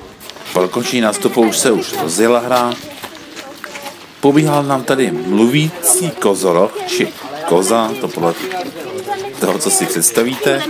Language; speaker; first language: Czech; native; Czech